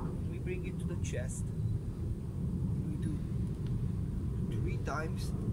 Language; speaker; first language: English; non-native, fluent; Romanian